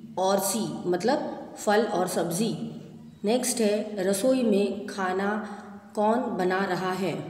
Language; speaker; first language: Hindi; non-native, local second language; Gujarati